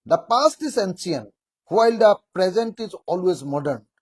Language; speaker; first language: English; non-native, local second language; Assamese